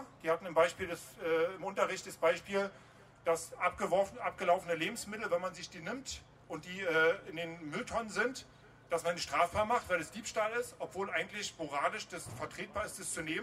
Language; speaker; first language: German; native; German